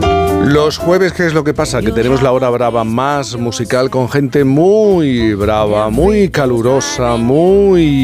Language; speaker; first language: Spanish; native; Spanish